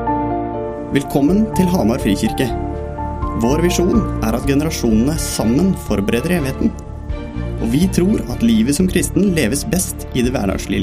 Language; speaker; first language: Norwegian; native; Norwegian